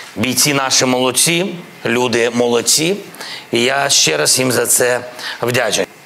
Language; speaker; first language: Ukrainian; non-native, local second language; Russian